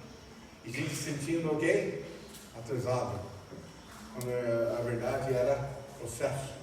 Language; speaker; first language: Portuguese; non-native, fluent; English